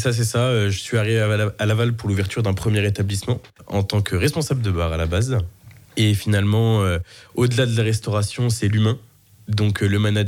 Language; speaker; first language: French; native; French